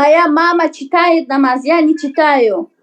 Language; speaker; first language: Russian; non-native, learner; Uzbek